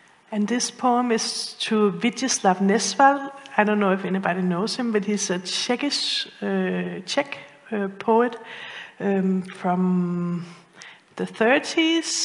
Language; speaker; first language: English; non-native, fluent; Danish